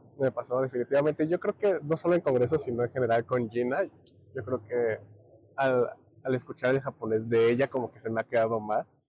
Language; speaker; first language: Spanish; native; Spanish